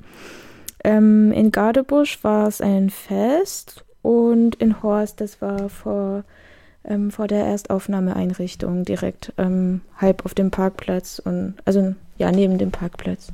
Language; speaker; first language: German; native; German